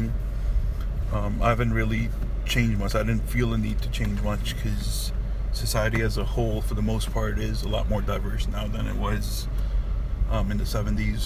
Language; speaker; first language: English; early bilingual, other home language; Urdu